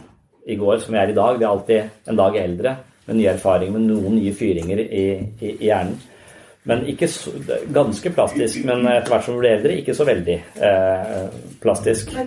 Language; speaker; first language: Norwegian; native; Norwegian